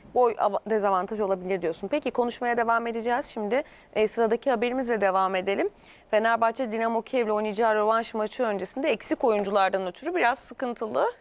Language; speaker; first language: Turkish; native; Turkish